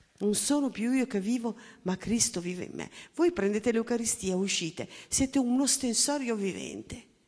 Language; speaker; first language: Italian; native; Italian